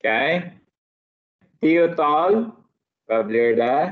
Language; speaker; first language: Swedish; non-native, fluent; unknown